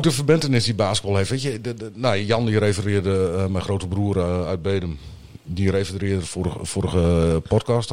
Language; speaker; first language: Dutch; native; Dutch